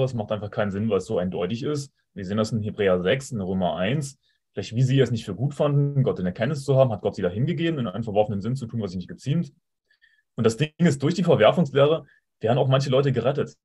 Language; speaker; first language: German; native; German